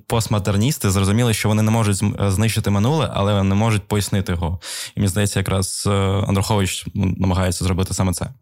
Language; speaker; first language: Ukrainian; native; Ukrainian